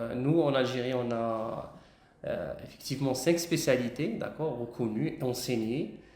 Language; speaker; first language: French; non-native, local second language; Arabic